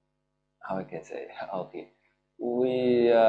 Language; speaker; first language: English; non-native, learner; Vietnamese